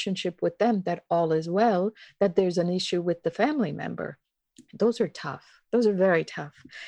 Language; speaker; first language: English; non-native, local second language; Tamil